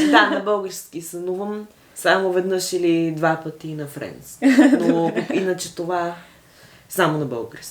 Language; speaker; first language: Bulgarian; early bilingual, heritage; Bulgarian